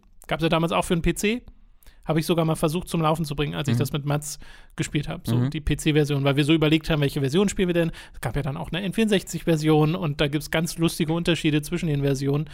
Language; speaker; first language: German; native; German